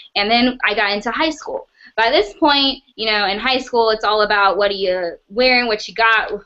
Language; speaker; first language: English; native; English